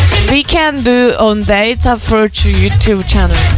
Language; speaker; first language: English; non-native, learner; Korean